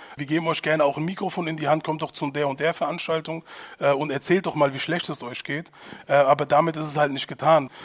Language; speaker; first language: German; native; German